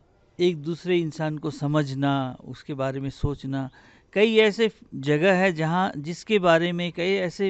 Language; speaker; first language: Hindi; native; Hindi